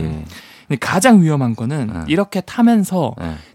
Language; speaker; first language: Korean; native; Korean